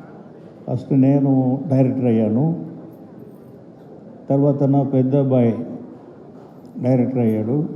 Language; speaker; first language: Telugu; non-native, learner; Tamil